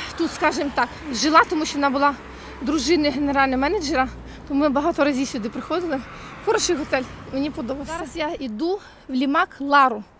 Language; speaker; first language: Ukrainian; native; Ukrainian